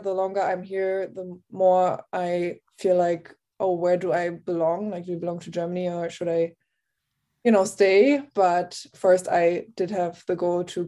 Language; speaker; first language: English; non-native, fluent; German